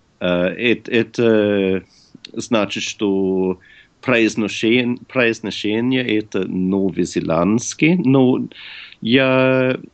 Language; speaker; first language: Russian; non-native, learner; English